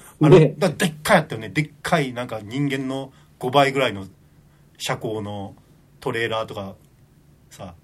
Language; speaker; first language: Japanese; native; Japanese